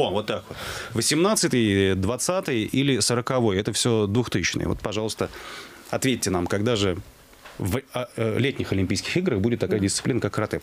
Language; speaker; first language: Russian; native; Russian